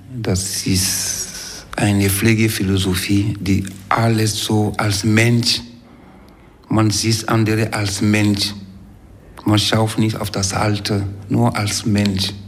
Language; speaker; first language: German; non-native, fluent; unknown